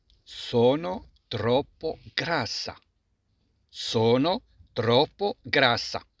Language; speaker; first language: Italian; non-native, fluent; Arabic